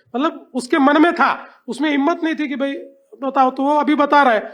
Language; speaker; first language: Hindi; non-native, local second language; Marathi